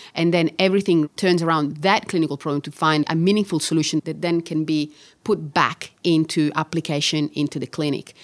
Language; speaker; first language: English; non-native, fluent; Italian